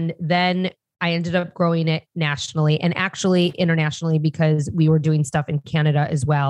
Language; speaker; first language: English; native; English